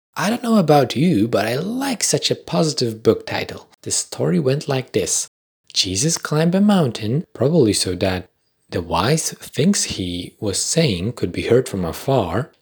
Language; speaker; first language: English; non-native, fluent; Polish